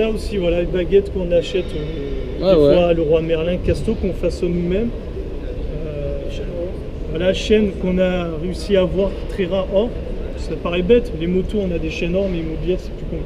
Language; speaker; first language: French; native; French